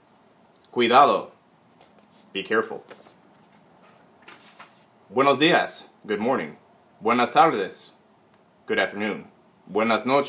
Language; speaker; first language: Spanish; non-native, learner; English